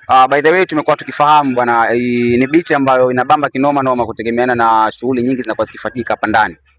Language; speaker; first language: Swahili; native; Swahili